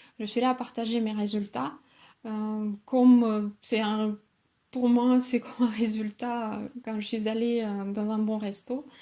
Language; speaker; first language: French; non-native, fluent; Russian